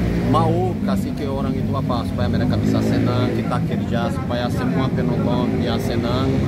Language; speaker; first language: Indonesian; non-native, fluent; Portuguese